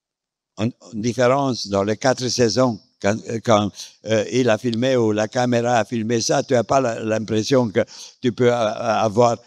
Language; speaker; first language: French; non-native, fluent; Romanian